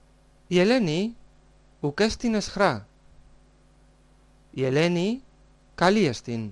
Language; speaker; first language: Greek; non-native, fluent; Spanish